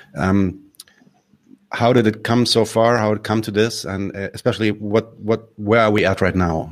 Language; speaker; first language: English; non-native, fluent; Polish